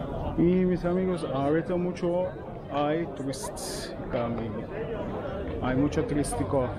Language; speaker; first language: Spanish; non-native, learner; Turkish